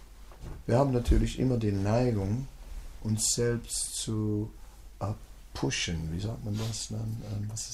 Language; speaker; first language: German; non-native, fluent; Dutch